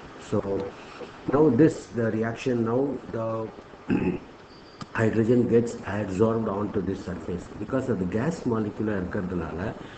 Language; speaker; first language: English; non-native, local second language; Tamil